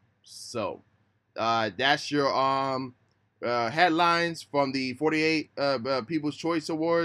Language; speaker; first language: English; native; English